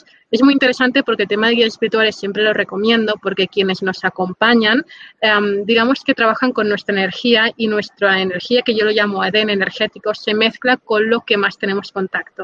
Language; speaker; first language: Spanish; native; Spanish